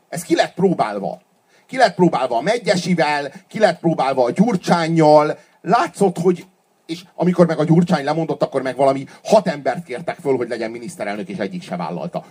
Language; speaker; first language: Hungarian; native; Hungarian